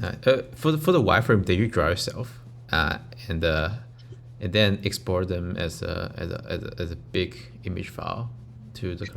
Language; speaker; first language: English; non-native, fluent; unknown